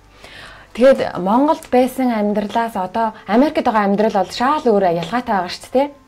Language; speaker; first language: Mongolian; native; Mongolian